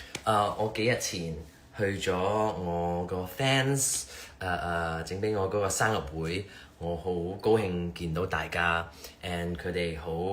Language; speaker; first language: Chinese; early bilingual, heritage; Cantonese